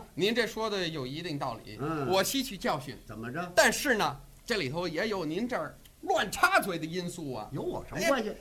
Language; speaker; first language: Chinese; non-native, fluent; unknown